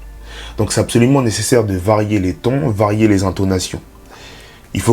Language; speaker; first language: French; native; French